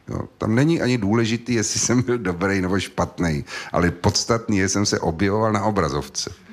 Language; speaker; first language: Czech; native; Czech